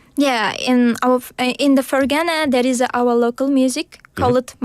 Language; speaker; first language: English; non-native, learner; Uzbek